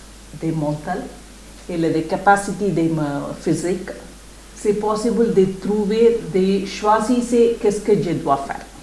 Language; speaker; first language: French; non-native, learner; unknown